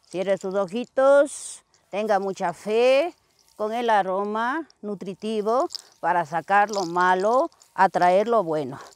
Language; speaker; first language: Spanish; native; Spanish